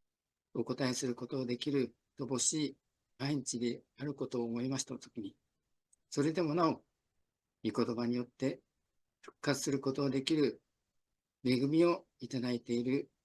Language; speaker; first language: Japanese; native; Japanese